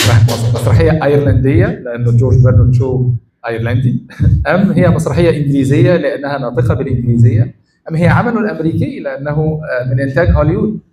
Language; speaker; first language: Arabic; native; Arabic